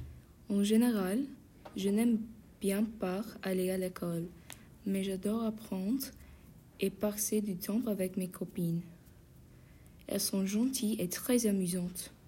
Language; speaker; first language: French; non-native, learner; English